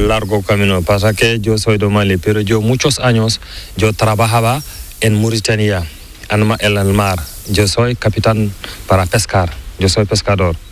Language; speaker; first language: Spanish; non-native, learner; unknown